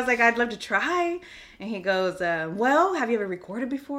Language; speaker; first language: English; native; English